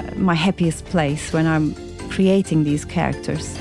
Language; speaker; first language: English; non-native, fluent; Turkish